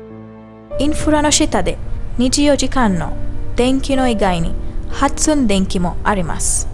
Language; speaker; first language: Japanese; non-native, learner; Sinhala